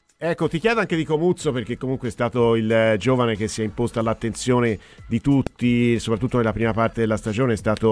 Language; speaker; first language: Italian; native; Italian